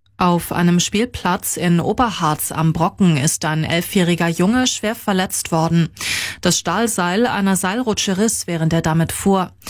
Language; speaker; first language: German; native; German